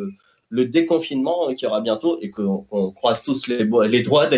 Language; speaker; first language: French; native; French